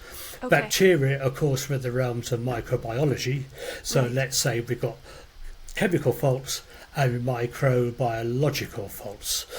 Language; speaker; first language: English; native; English